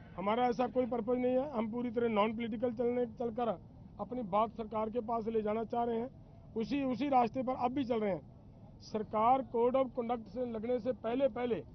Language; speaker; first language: Hindi; non-native, local second language; Punjabi